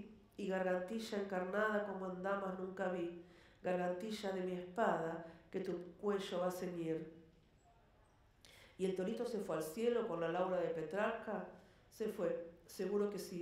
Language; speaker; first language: Spanish; native; Spanish